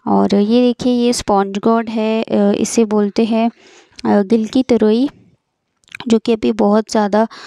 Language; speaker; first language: Hindi; native; Hindi